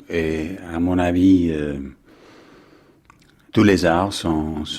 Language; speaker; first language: French; non-native, fluent; English